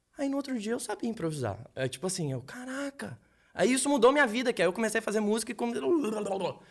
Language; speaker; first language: Portuguese; native; Portuguese